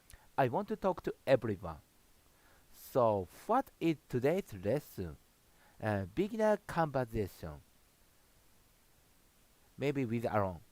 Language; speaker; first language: English; non-native, learner; Japanese